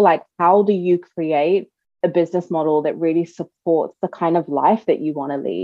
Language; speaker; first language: English; native; English